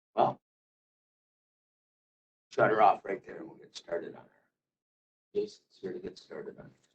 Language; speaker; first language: English; native; English